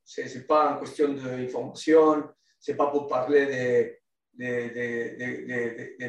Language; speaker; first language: French; non-native, learner; Spanish